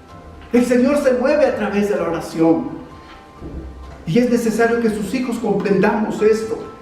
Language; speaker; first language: Spanish; native; Spanish